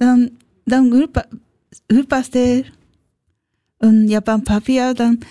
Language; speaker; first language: German; non-native, learner; Japanese